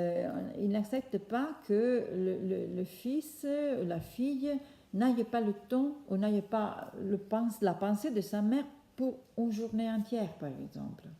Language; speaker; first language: French; non-native, fluent; Italian